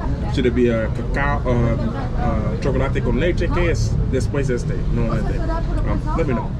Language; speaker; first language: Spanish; non-native, learner; English